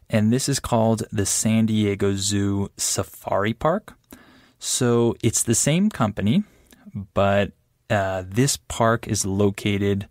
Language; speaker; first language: English; native; English